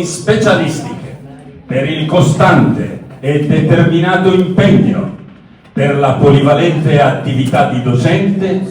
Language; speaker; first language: Italian; native; Italian